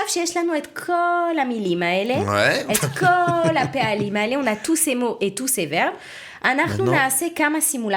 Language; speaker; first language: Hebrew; non-native, fluent; French